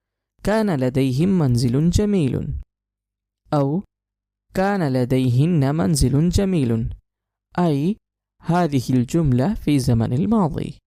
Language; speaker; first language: Arabic; non-native, fluent; Urdu